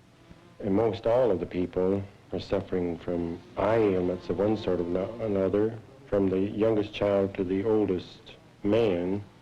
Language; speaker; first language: English; native; English